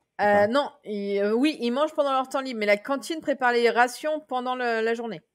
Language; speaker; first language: French; native; French